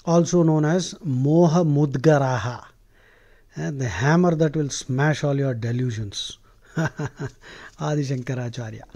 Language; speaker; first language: English; non-native, local second language; Telugu